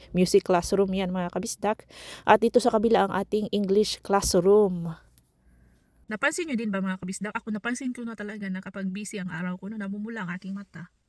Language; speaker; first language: Filipino; non-native, local second language; Cebuano